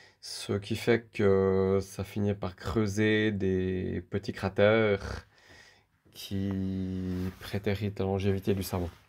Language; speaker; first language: French; native; French